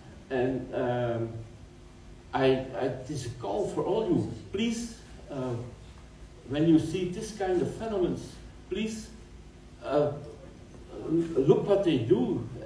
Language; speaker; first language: English; non-native, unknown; Dutch